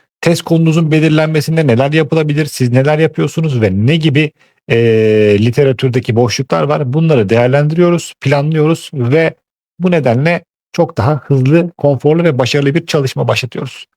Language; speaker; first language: Turkish; native; Turkish